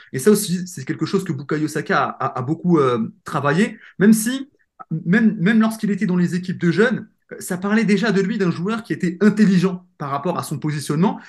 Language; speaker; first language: French; native; French